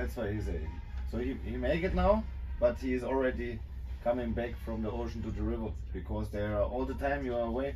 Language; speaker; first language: English; non-native, learner; German